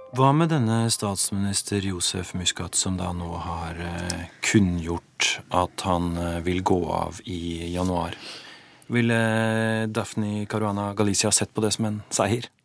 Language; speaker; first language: Norwegian; native; Norwegian